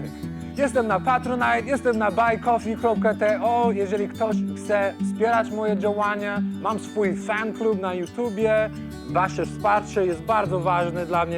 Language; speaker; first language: Polish; non-native, learner; English